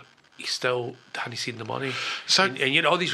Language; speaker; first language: English; native; English